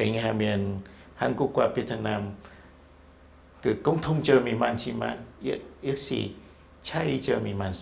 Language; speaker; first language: Korean; non-native, fluent; Vietnamese